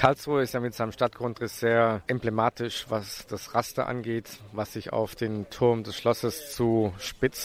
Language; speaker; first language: German; native; German